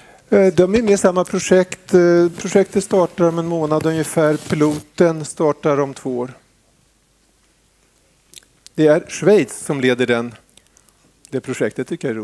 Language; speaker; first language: Swedish; native; Swedish